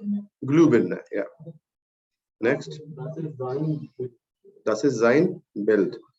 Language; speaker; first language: German; non-native, fluent; Hindi